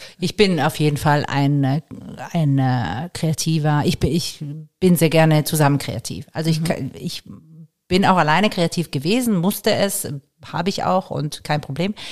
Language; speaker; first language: German; non-native, fluent; Italian